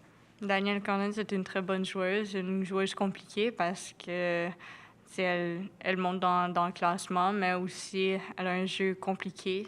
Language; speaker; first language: French; non-native, local second language; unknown